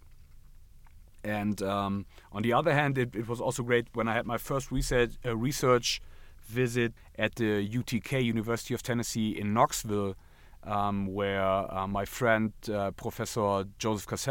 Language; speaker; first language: English; non-native, fluent; German